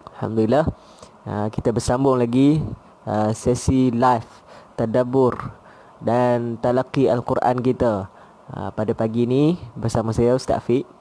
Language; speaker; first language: Malay; native; Malay